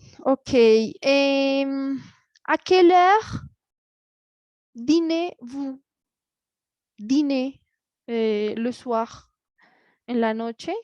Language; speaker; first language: French; non-native, fluent; Spanish